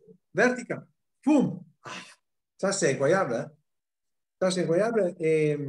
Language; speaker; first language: French; non-native, fluent; Italian